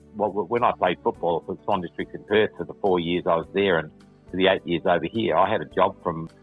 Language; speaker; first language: English; native; English